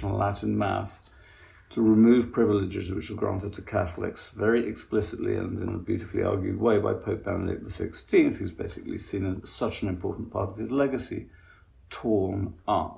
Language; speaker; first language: English; native; English